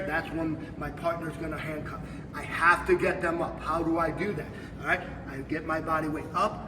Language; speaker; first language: English; native; English